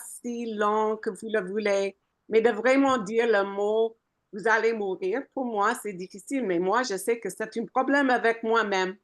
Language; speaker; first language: French; non-native, fluent; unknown